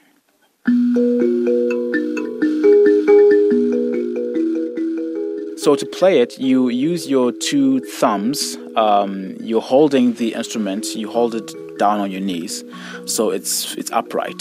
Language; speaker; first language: English; non-native, local second language; Shona